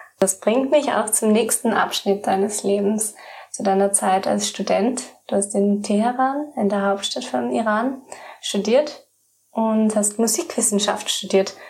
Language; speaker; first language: German; native; German